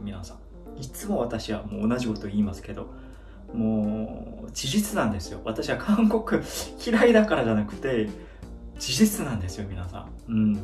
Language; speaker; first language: Japanese; non-native, fluent; Korean